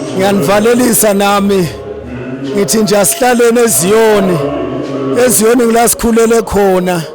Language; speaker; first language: Zulu; non-native, local second language; Swati